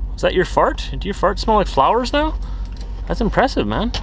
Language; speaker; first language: English; native; English